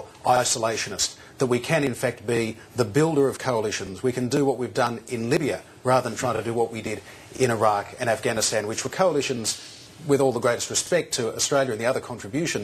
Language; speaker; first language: English; native; English